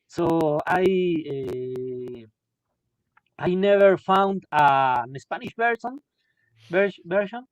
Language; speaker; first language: English; non-native, local second language; Spanish